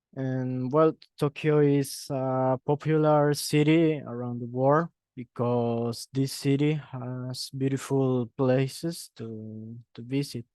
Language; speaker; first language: English; non-native, learner; Spanish